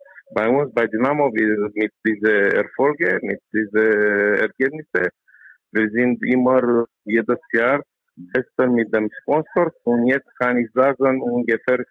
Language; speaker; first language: German; non-native, learner; Romanian